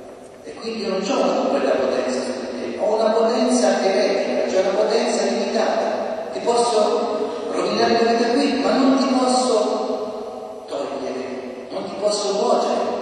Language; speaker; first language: Italian; native; Italian